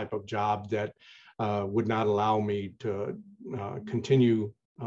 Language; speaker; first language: English; native; English